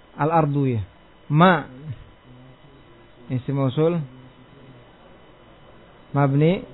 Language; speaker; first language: Arabic; non-native, fluent; Indonesian